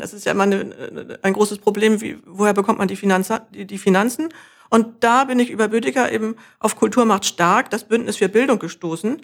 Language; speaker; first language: German; native; German